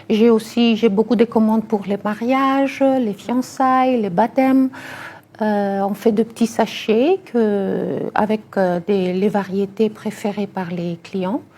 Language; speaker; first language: French; non-native, fluent; Greek